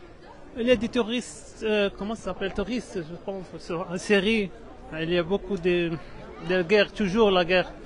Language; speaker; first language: French; non-native, learner; Arabic